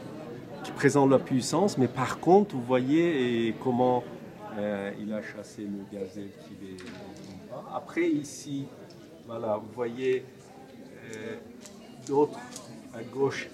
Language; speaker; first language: French; non-native, fluent; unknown